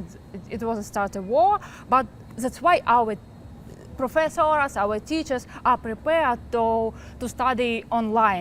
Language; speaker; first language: English; non-native, learner; Ukrainian